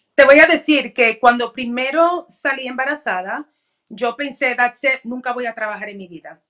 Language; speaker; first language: Spanish; early bilingual, heritage; Spanish